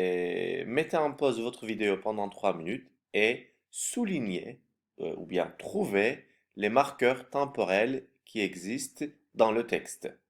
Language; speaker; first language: French; non-native, fluent; Turkish